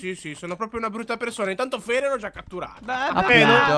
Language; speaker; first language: Italian; native; Italian